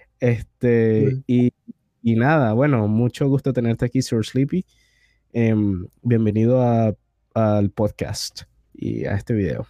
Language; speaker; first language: Spanish; native; Spanish